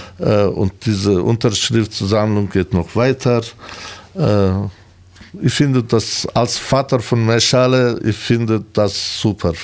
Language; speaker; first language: German; non-native, learner; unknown